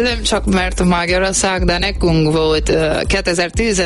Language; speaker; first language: Hungarian; non-native, learner; Portuguese